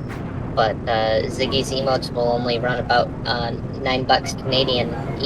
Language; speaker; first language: English; native; English